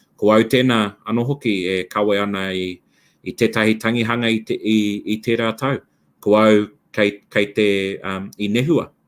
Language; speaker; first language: Māori; non-native, local second language; English